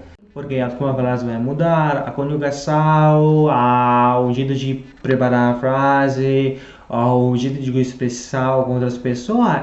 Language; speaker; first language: Portuguese; non-native, fluent; Italian